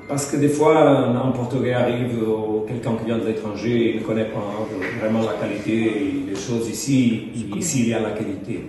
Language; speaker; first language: French; non-native, fluent; Portuguese